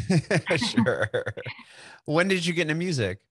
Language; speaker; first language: English; native; English